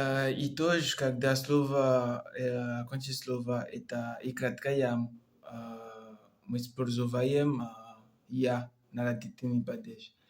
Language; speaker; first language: Russian; non-native, learner; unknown